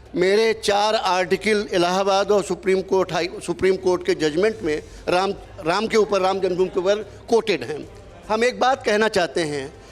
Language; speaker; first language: Hindi; native; Hindi